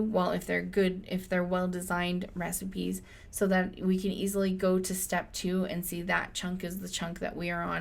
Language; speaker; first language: English; native; English